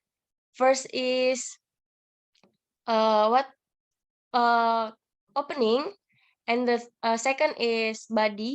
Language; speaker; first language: English; non-native, learner; Indonesian